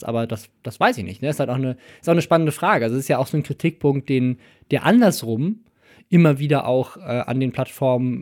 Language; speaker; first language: German; native; German